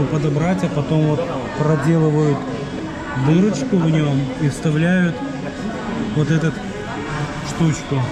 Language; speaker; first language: Russian; native; Russian